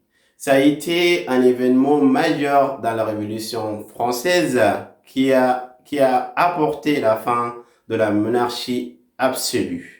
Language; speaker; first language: French; non-native, fluent; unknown